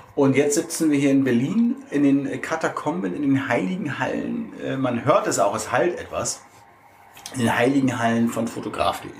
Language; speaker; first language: German; native; German